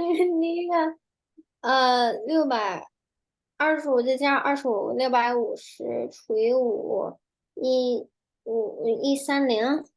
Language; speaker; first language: Chinese; early bilingual, heritage; Chinese